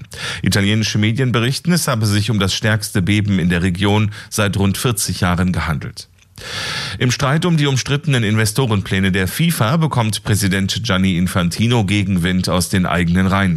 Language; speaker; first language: German; native; German